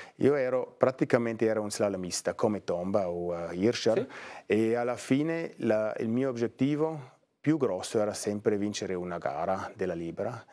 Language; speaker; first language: Italian; non-native, fluent; German